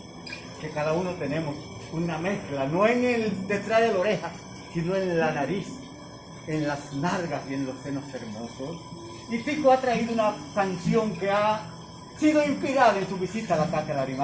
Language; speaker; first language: Spanish; native; Spanish